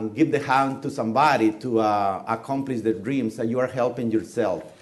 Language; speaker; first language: English; non-native, fluent; Spanish